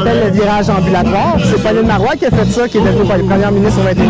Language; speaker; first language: French; native; French